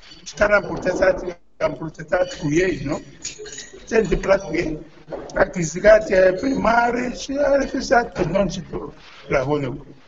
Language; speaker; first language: Romanian; non-native, learner; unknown